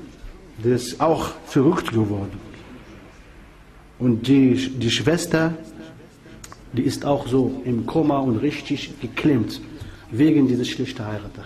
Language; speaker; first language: German; non-native, fluent; Arabic